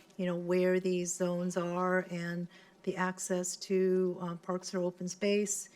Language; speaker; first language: English; non-native, local second language; Cantonese